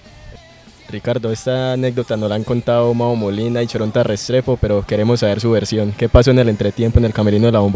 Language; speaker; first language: Spanish; native; Spanish